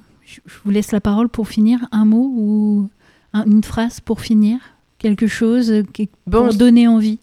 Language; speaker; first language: French; native; French